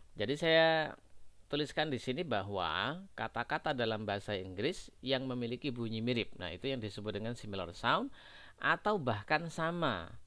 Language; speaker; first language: Indonesian; native; Indonesian